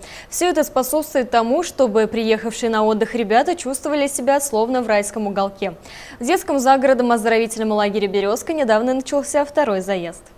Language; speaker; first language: Russian; native; Russian